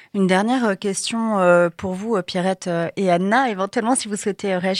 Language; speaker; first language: French; native; French